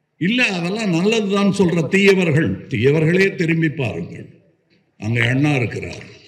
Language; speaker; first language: Tamil; native; Tamil